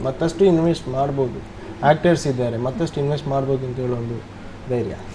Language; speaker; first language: Kannada; non-native, local second language; Tulu